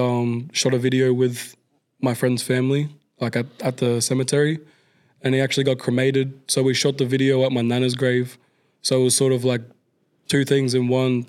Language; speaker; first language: English; native; English